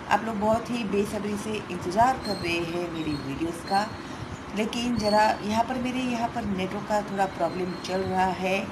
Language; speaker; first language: Hindi; non-native, local second language; Marathi